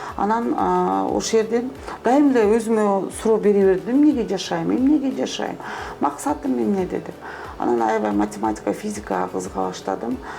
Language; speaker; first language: Kyrgyz; non-native, local second language; Russian